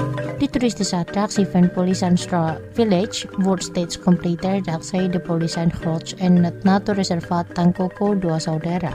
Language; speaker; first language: Dutch; non-native, local second language; Indonesian